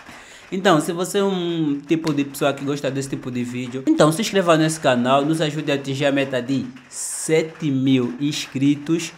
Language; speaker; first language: Portuguese; native; Portuguese